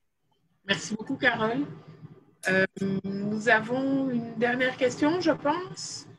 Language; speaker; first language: French; native; French